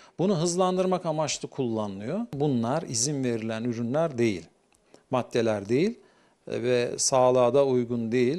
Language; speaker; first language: Turkish; native; Turkish